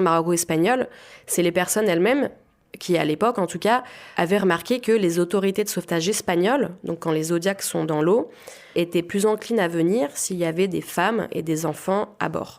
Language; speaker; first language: French; native; French